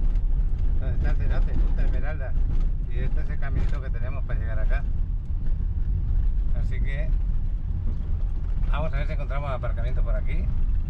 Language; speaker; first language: Spanish; native; Spanish